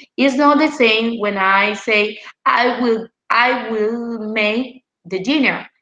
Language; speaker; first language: English; non-native, fluent; Spanish